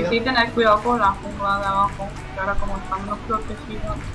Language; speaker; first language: Spanish; native; Spanish